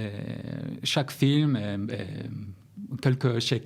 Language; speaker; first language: French; non-native, learner; Hebrew